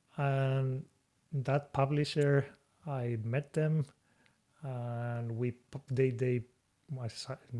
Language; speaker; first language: English; non-native, fluent; Spanish